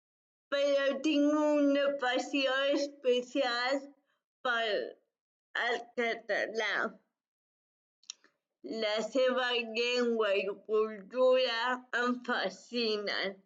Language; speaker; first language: Catalan; non-native, fluent; Greek